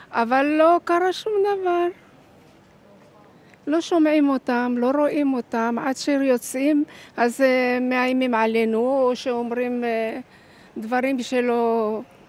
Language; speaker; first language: Hebrew; non-native, fluent; Arabic